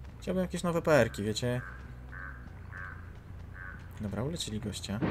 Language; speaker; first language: Polish; native; Polish